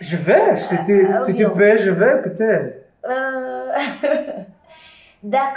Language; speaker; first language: French; non-native, fluent; Portuguese